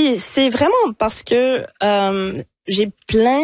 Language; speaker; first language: French; non-native, local second language; English